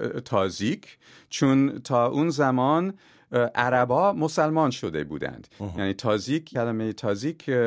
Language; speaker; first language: Persian; non-native, fluent; English